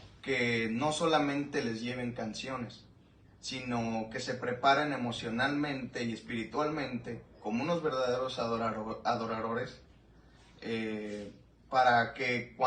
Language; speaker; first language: Spanish; native; Spanish